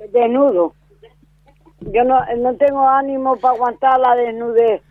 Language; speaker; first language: Spanish; native; Spanish